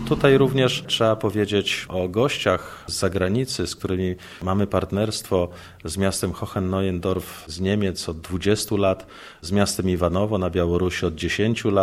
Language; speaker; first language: Polish; native; Polish